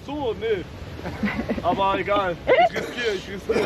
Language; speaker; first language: German; native; German